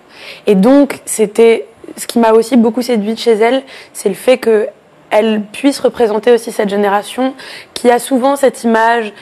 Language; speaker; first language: French; native; French